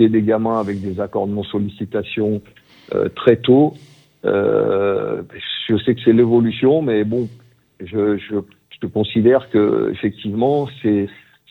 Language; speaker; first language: French; native; French